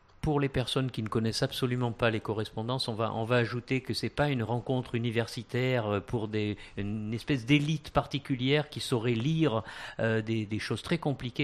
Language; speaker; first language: French; native; French